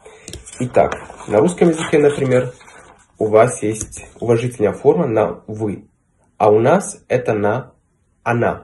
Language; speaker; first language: Russian; non-native, fluent; Italian